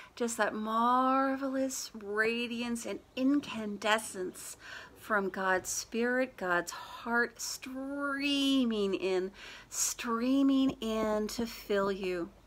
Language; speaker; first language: English; native; English